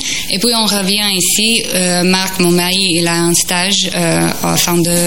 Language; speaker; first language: French; non-native, fluent; Croatian